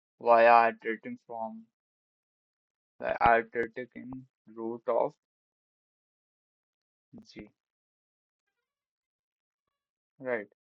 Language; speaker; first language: English; non-native, local second language; Hindi